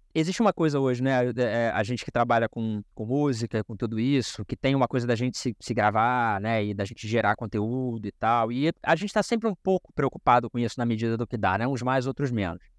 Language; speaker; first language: Portuguese; native; Portuguese